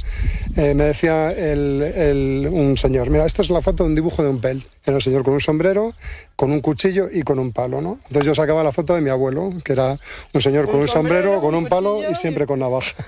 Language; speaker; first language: Spanish; native; Spanish